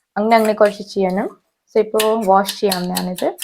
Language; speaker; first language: Malayalam; non-native, fluent; Hindi